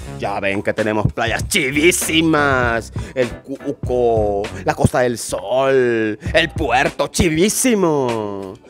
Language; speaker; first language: Spanish; native; Spanish